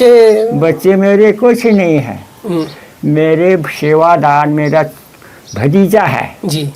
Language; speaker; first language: Hindi; non-native, local second language; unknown